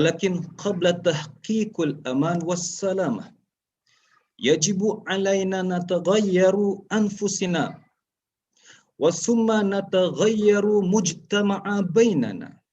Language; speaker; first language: Arabic; non-native, learner; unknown